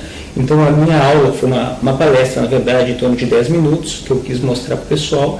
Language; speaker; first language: Portuguese; native; Portuguese